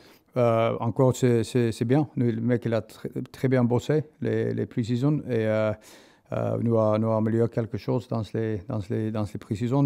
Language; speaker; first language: French; non-native, learner; English